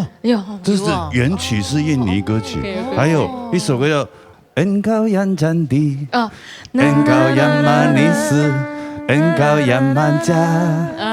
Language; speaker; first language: Chinese; native; Chinese